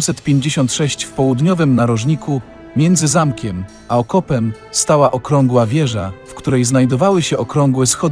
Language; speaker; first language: Polish; native; Polish